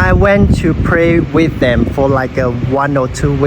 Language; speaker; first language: English; non-native, fluent; Chinese